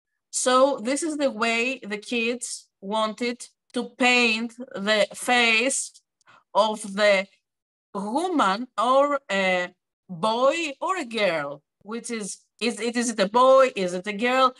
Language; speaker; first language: English; non-native, fluent; Greek